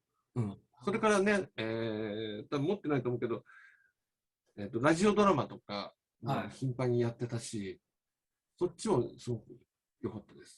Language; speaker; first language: Japanese; native; Japanese